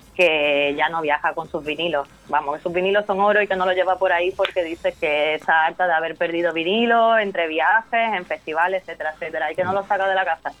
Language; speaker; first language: Spanish; native; Spanish